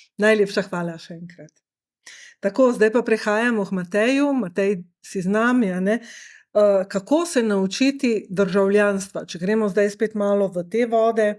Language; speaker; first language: Slovenian; native; Slovenian